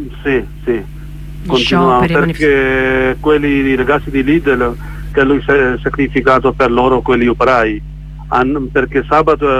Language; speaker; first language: Italian; non-native, learner; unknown